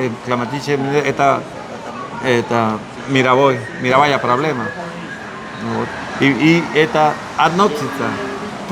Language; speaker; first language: Russian; non-native, learner; Spanish